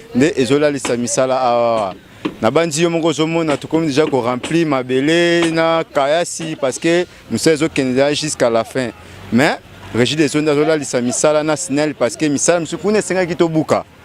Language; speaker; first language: Lingala; native; Lingala